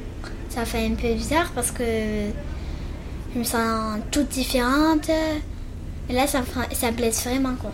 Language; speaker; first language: French; early bilingual, other home language; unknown